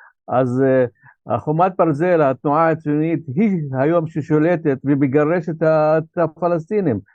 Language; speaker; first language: Hebrew; non-native, local second language; Arabic